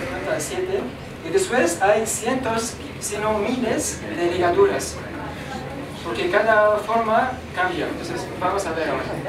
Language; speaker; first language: Spanish; non-native, learner; Arabic